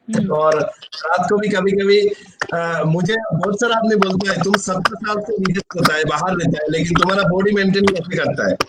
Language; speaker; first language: Hindi; non-native, learner; Bangla